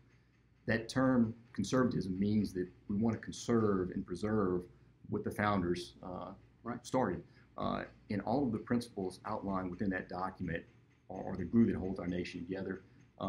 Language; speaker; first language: English; native; English